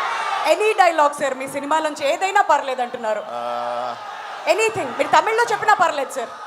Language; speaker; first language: Telugu; native; Telugu